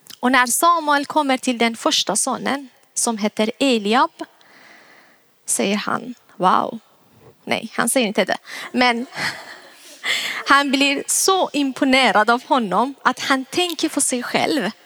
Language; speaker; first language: Swedish; non-native, fluent; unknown